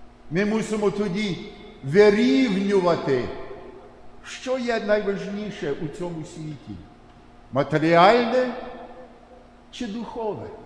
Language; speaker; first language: Ukrainian; early bilingual, heritage; Ukrainian